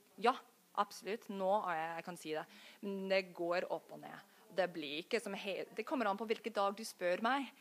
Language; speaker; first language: Norwegian; non-native, fluent; English